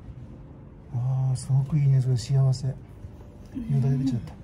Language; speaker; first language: Japanese; native; Japanese